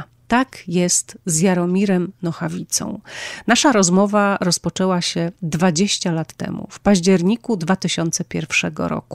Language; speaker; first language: Polish; native; Polish